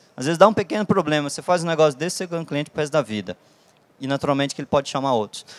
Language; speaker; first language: Portuguese; native; Portuguese